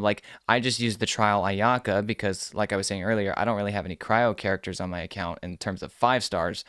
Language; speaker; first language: English; native; English